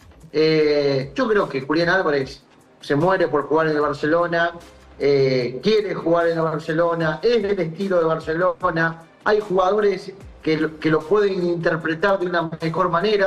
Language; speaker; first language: Spanish; native; Spanish